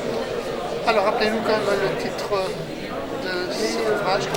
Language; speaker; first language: French; native; French